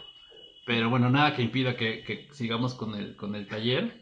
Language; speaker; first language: Spanish; native; Spanish